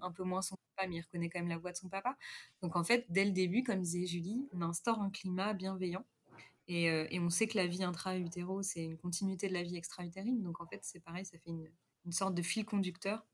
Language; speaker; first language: French; native; French